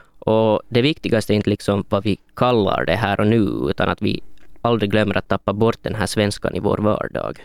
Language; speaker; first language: Swedish; native; Swedish